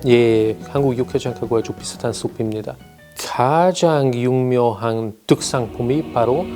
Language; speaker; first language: Korean; non-native, fluent; Hungarian